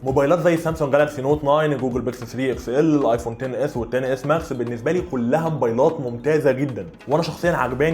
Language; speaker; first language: Arabic; native; Arabic